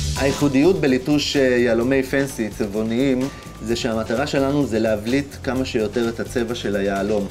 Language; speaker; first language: Hebrew; native; Hebrew